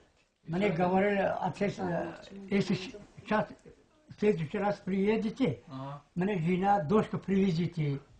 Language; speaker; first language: Russian; non-native, local second language; Tajik